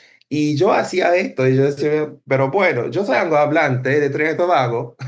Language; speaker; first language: Spanish; non-native, fluent; English